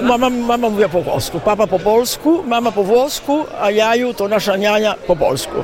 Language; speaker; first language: Polish; early bilingual, heritage; Italian